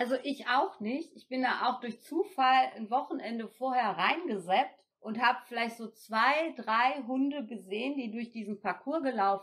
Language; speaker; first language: German; native; German